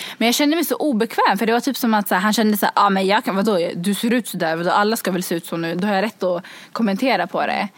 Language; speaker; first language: Swedish; early bilingual, other home language; Kurdish